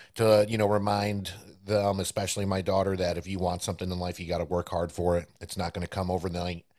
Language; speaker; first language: English; early bilingual, other home language; Spanish